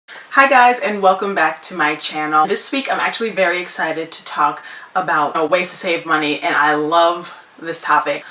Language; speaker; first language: English; native; English